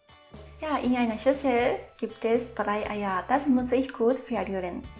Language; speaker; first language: German; non-native, fluent; Japanese